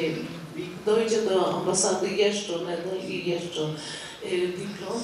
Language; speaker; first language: Polish; non-native, fluent; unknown